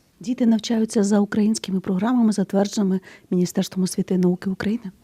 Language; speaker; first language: Ukrainian; native; Ukrainian